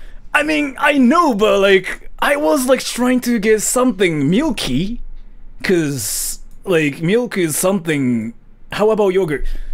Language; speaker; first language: English; early bilingual, other home language; Japanese